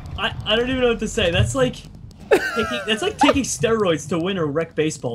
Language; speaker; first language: English; native; English